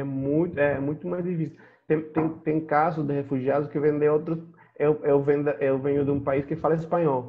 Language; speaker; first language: Portuguese; non-native, fluent; Spanish